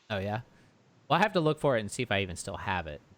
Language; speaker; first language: English; native; English